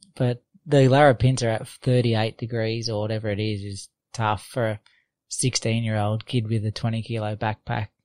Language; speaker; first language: English; native; English